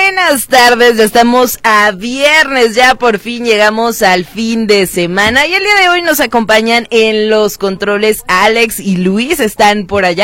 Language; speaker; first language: Spanish; native; Spanish